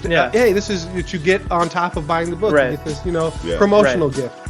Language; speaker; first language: English; native; English